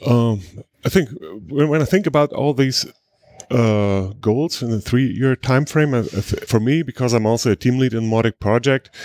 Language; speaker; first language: English; non-native, fluent; German